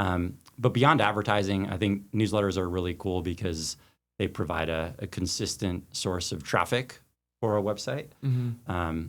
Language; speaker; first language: English; native; English